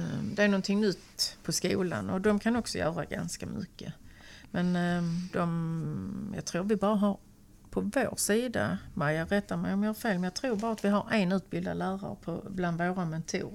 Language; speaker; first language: Swedish; native; Swedish